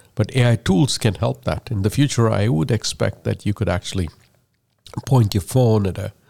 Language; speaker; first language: English; non-native, local second language; Malayalam